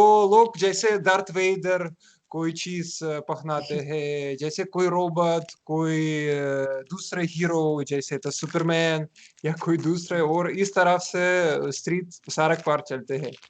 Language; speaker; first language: Hindi; non-native, learner; Russian